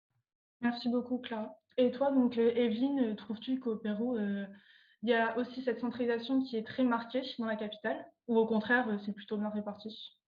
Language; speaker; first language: French; native; French